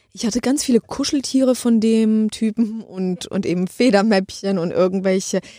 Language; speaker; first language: German; early bilingual, other home language; Polish